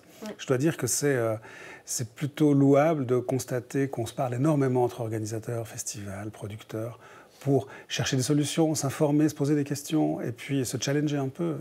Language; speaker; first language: French; native; French